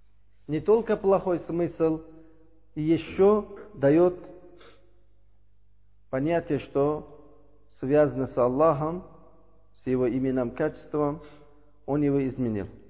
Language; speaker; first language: Russian; non-native, learner; Uzbek